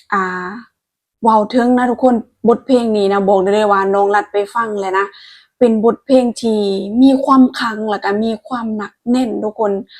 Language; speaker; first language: Thai; native; Thai